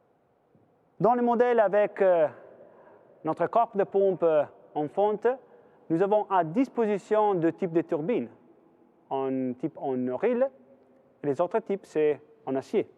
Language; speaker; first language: French; non-native, fluent; Italian